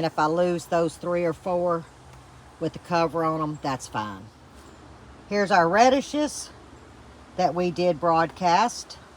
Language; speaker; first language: English; native; English